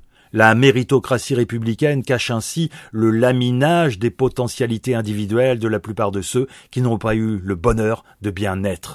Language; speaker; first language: French; native; French